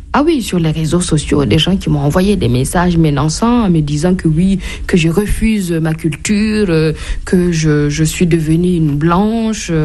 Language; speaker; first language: French; non-native, local second language; Mossi